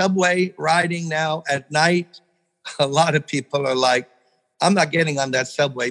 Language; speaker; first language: English; native; English